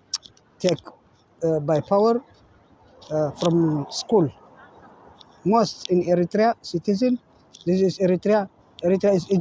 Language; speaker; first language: English; non-native, learner; Tigrinya